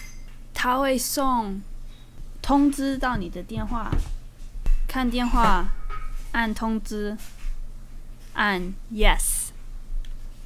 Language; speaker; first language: Chinese; early bilingual, heritage; Chinese